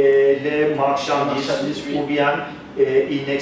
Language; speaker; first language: French; non-native, fluent; Turkish